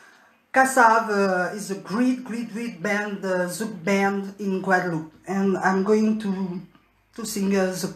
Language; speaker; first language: English; non-native, learner; French